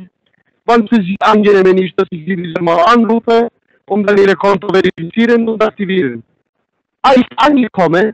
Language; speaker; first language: German; non-native, fluent; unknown